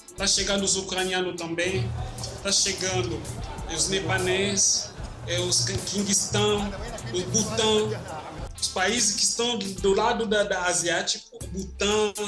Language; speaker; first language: Portuguese; non-native, fluent; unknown